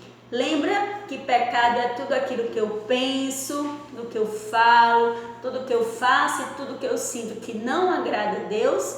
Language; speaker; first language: Portuguese; native; Portuguese